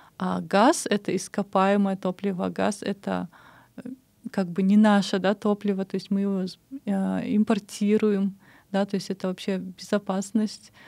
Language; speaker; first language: Russian; non-native, local second language; Kyrgyz